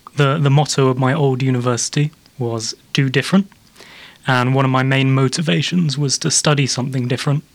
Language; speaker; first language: English; native; English